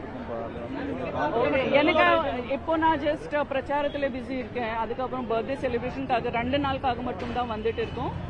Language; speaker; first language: Tamil; non-native, fluent; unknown